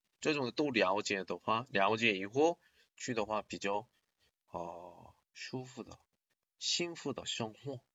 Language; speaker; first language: Chinese; non-native, learner; Korean